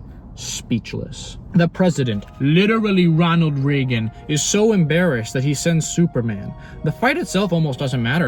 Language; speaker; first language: English; native; English